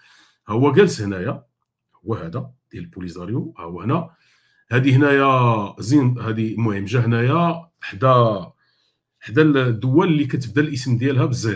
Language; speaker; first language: Arabic; native; Arabic